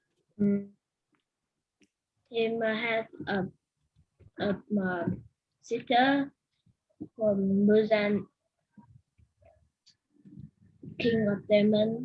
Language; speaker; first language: English; non-native, learner; Vietnamese